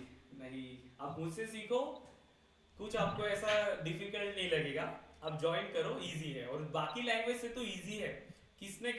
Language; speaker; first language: Hindi; native; Hindi